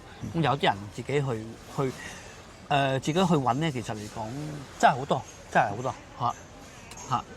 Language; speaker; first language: Cantonese; native; Cantonese